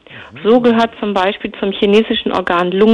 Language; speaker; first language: German; native; German